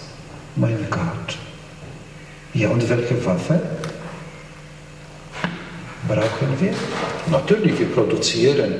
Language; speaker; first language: German; non-native, fluent; Polish